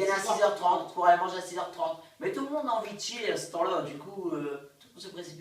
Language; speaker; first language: French; native; French